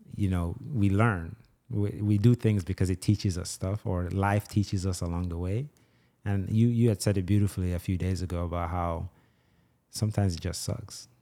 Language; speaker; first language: English; non-native, local second language; Igbo